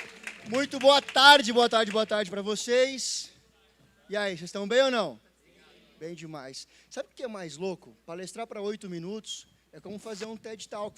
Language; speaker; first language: Portuguese; native; Portuguese